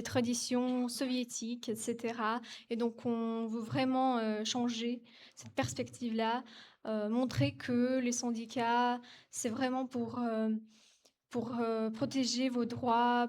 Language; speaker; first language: French; non-native, fluent; Ukrainian